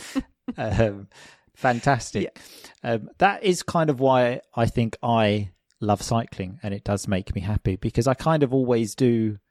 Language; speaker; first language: English; native; English